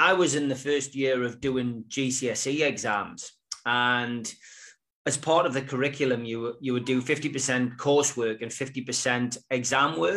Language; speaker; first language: English; native; English